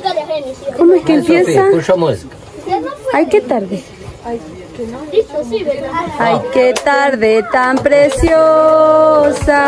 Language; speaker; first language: Spanish; non-native, learner; Portuguese